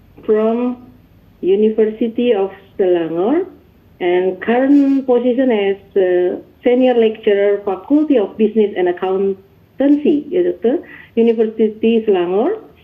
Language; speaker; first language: English; non-native, learner; Indonesian